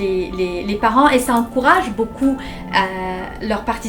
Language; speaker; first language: French; native; French